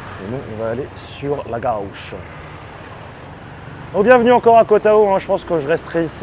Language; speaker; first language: French; native; French